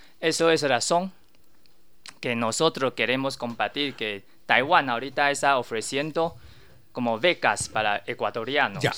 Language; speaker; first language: Spanish; non-native, learner; Chinese